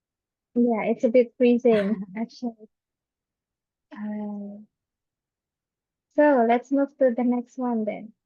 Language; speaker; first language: English; non-native, fluent; Indonesian